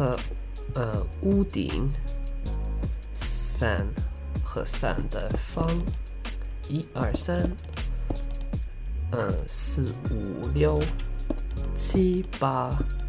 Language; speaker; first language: Chinese; early bilingual, heritage; Chinese